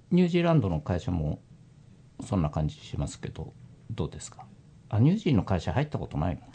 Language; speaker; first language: Japanese; native; Japanese